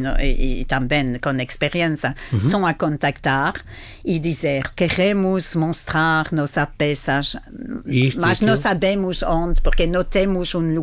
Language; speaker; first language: Portuguese; non-native, fluent; French